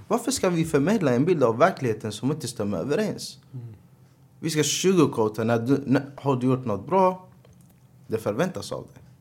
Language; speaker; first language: Swedish; early bilingual, other home language; Arabic